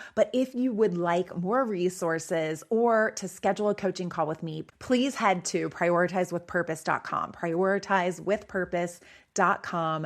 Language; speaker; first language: English; native; English